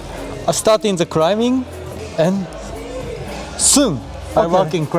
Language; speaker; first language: English; non-native, learner; Japanese